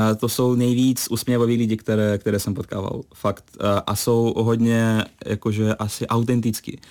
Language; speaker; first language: Czech; non-native, fluent; Russian